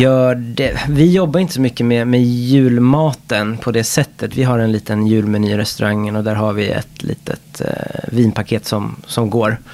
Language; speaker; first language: Swedish; non-native, fluent; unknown